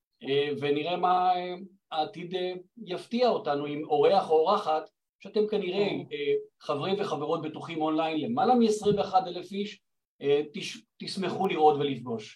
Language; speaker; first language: Hebrew; native; Hebrew